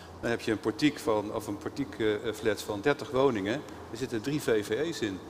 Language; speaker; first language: Dutch; native; Dutch